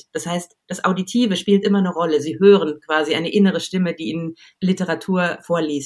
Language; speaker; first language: German; native; German